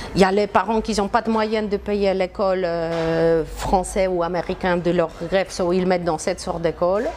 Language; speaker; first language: French; non-native, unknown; Polish